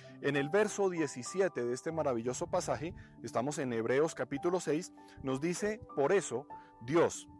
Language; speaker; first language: Spanish; native; Spanish